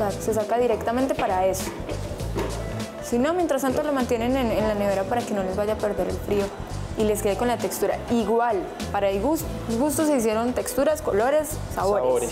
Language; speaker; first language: Spanish; native; Spanish